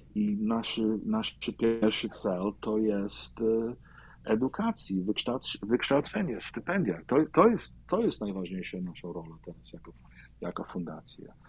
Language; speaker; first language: Polish; early bilingual, heritage; Polish